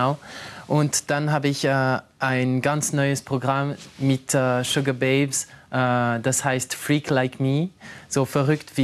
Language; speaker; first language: German; non-native, local second language; French